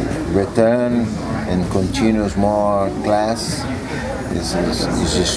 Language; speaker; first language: English; non-native, learner; Portuguese